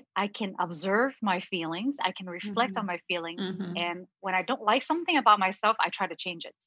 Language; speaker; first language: English; early bilingual, other home language; Cantonese